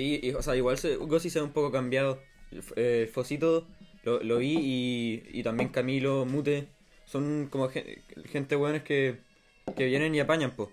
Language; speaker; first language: Spanish; native; Spanish